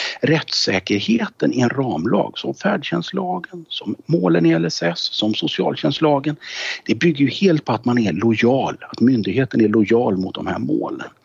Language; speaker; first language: Swedish; native; Swedish